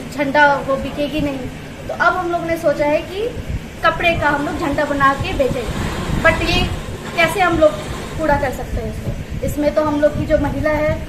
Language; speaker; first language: Hindi; native; Hindi